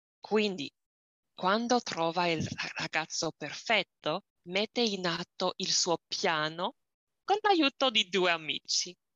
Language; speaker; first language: Italian; non-native, learner; English